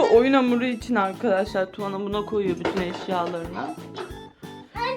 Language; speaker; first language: Turkish; native; Turkish